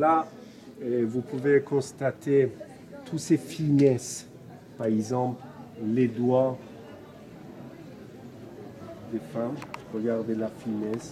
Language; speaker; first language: French; non-native, fluent; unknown